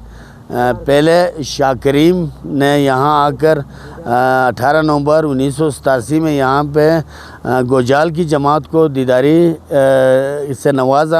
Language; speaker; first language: Urdu; non-native, local second language; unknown